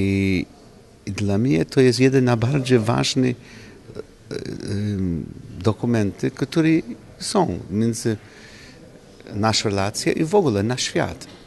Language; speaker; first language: Polish; non-native, learner; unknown